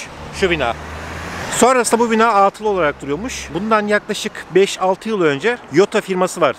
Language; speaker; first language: Turkish; native; Turkish